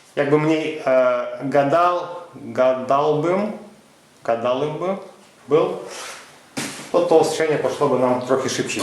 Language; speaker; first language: Polish; non-native, fluent; Ukrainian